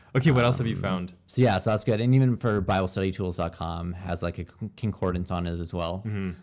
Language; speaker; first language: English; native; English